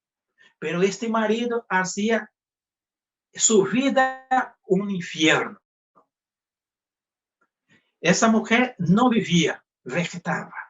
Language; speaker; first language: Spanish; non-native, fluent; Portuguese